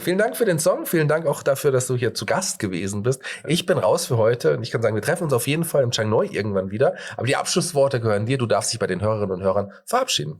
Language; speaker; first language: German; native; German